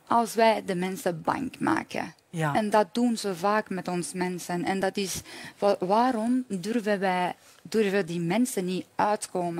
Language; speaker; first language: Dutch; non-native, fluent; Persian